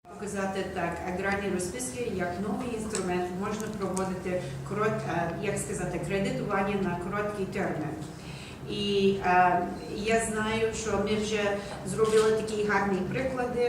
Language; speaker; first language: Ukrainian; non-native, learner; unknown